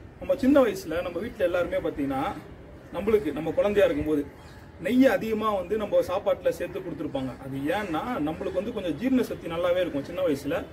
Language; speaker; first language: Tamil; native; Tamil